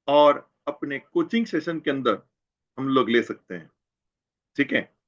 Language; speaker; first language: Hindi; non-native, local second language; Gujarati